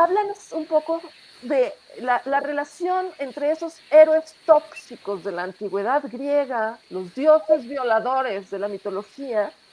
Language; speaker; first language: Spanish; native; Spanish